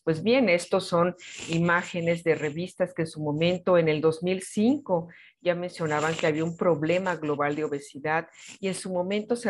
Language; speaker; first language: Spanish; native; Spanish